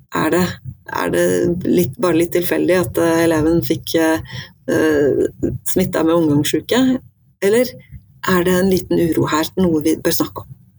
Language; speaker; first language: Norwegian; native; Norwegian